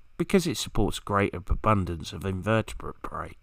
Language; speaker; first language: English; native; English